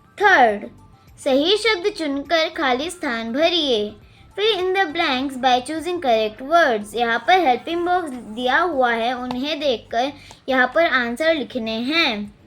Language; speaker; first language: Hindi; non-native, local second language; Telugu